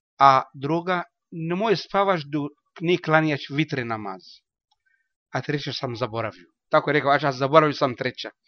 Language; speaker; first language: Bosnian; non-native, learner; Arabic